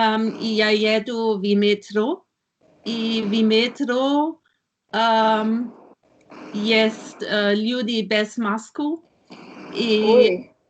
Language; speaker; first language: Russian; non-native, learner; German